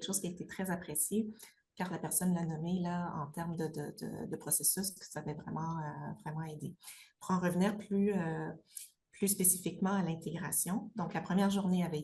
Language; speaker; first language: French; native; French